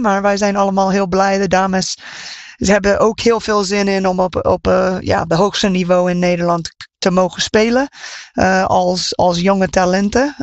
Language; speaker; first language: Dutch; non-native, fluent; English